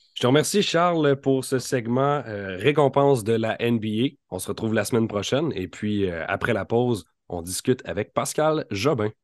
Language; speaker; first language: French; native; French